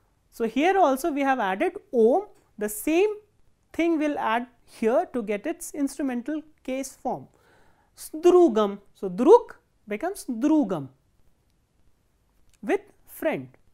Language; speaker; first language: English; non-native, local second language; Hindi